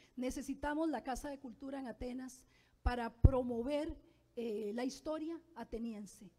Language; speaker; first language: Spanish; native; Spanish